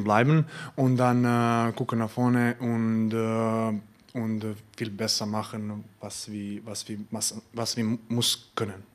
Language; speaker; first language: German; non-native, learner; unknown